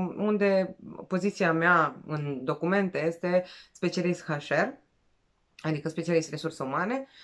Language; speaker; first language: Romanian; non-native, fluent; Serbian